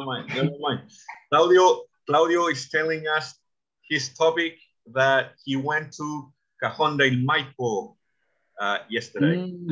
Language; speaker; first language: English; non-native, fluent; Spanish